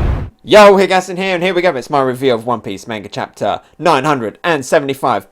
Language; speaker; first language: English; native; English